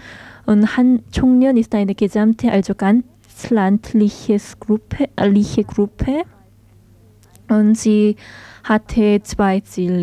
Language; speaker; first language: German; non-native, learner; Korean